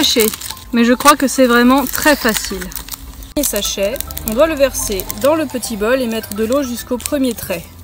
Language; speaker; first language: French; native; French